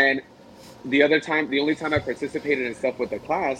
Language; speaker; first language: English; early bilingual, other home language; Spanish